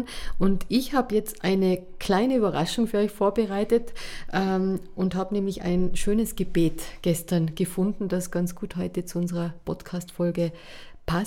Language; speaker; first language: German; native; German